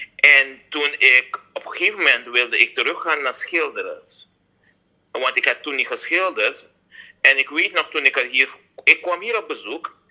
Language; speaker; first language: Dutch; native; Dutch